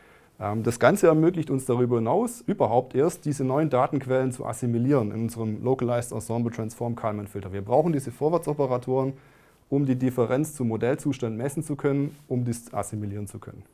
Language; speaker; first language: German; native; German